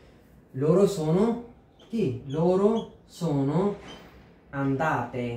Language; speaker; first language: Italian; non-native, fluent; Bangla